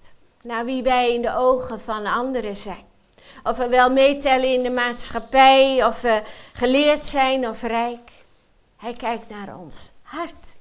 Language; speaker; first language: Dutch; native; Dutch